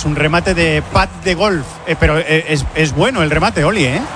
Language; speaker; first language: Spanish; native; Spanish